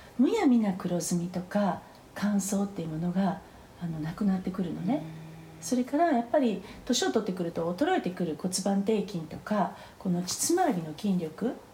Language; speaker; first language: Japanese; native; Japanese